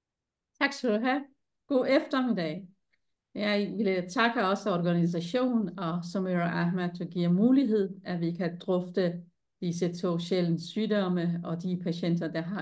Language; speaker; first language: Danish; non-native, fluent; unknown